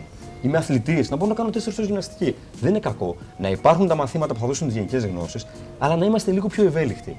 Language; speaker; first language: Greek; native; Greek